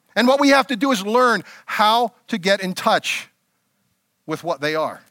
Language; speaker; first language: English; native; English